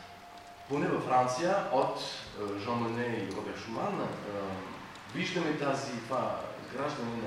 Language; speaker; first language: Bulgarian; non-native, fluent; French